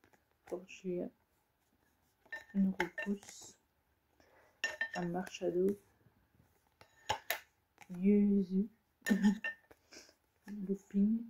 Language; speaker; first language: French; native; French